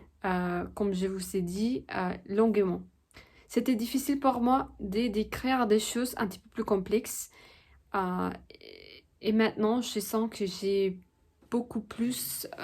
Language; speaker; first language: French; non-native, fluent; Spanish